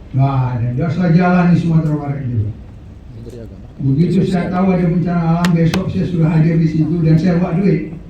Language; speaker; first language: Indonesian; native; Indonesian